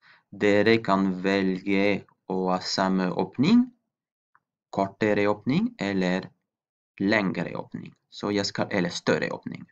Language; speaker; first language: Norwegian; non-native, fluent; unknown